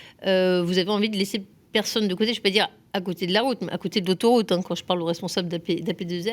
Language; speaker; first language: French; native; French